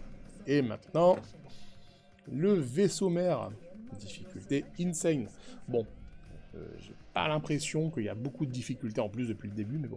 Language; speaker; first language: French; native; French